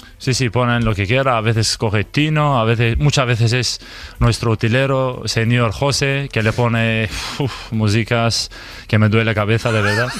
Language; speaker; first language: Spanish; non-native, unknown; Albanian